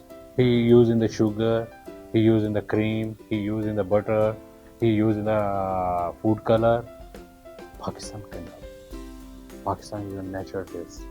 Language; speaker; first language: English; non-native, learner; Urdu